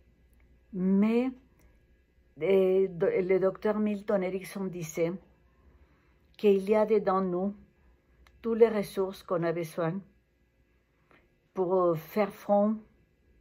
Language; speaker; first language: French; non-native, fluent; Spanish